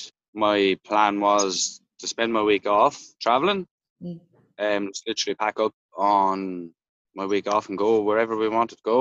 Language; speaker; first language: English; native; English